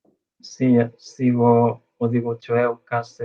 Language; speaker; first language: Galician; non-native, fluent; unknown